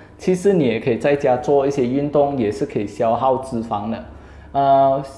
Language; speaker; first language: Chinese; native; Chinese